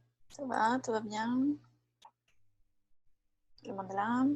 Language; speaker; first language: French; non-native, fluent; Portuguese